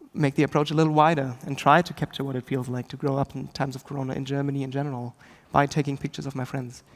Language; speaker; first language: English; non-native, fluent; German